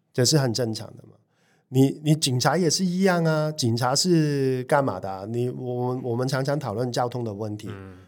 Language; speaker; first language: Chinese; non-native, local second language; Cantonese